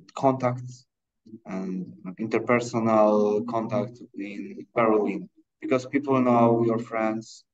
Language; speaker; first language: English; non-native, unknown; Polish